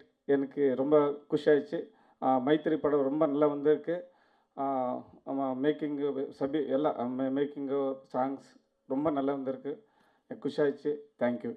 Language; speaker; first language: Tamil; non-native, learner; Kannada